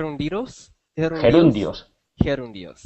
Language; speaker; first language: Spanish; non-native, learner; English